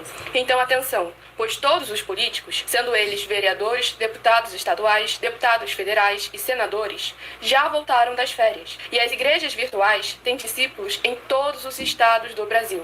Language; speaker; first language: Portuguese; native; Portuguese